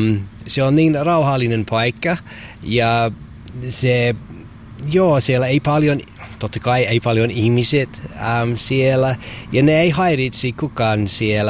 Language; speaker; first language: Finnish; non-native, learner; English